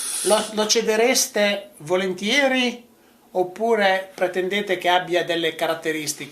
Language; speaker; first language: Italian; native; Italian